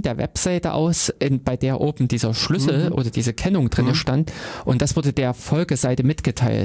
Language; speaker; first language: German; native; German